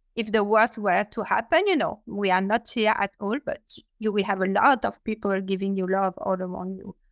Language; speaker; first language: English; non-native, fluent; French